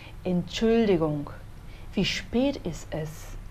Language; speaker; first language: German; non-native, fluent; Portuguese